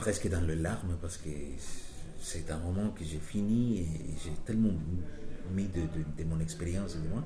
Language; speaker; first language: French; non-native, fluent; Spanish